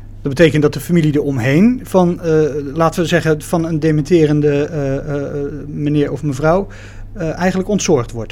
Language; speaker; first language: Dutch; native; Dutch